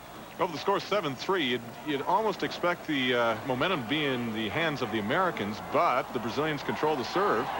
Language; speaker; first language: English; native; English